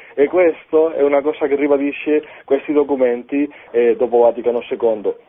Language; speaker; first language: Italian; non-native, fluent; Spanish